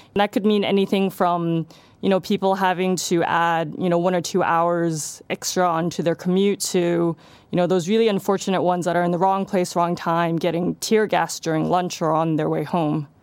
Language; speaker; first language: English; non-native, local second language; Cantonese